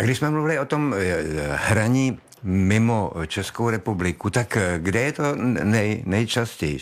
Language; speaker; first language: Czech; native; Czech